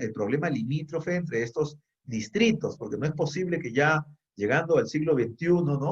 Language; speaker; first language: Spanish; native; Spanish